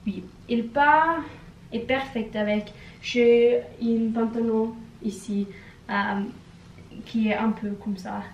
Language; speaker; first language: French; non-native, learner; Norwegian